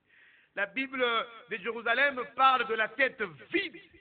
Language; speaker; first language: French; non-native, local second language; Lingala